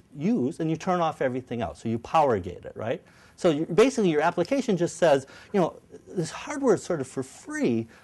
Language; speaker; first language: English; native; English